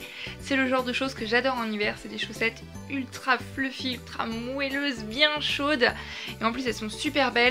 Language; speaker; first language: French; native; French